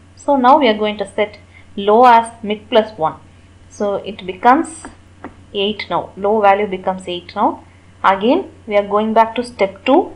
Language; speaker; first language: English; non-native, local second language; Tamil